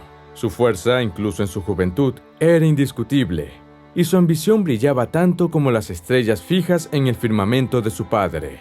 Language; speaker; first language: Spanish; native; Spanish